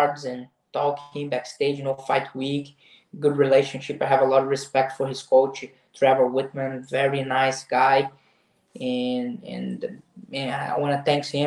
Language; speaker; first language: English; non-native, fluent; Portuguese